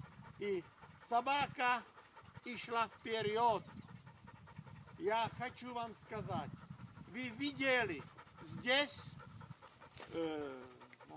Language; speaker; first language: Russian; non-native, learner; Czech